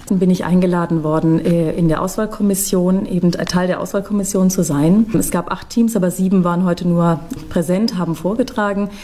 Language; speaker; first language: German; native; German